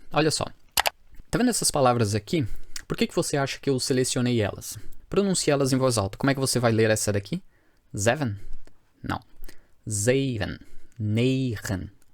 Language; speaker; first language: Portuguese; native; Portuguese